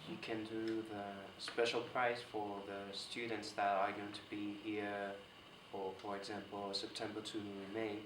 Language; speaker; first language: English; non-native, fluent; Spanish